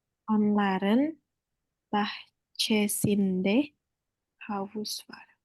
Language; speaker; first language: Turkish; non-native, learner; Indonesian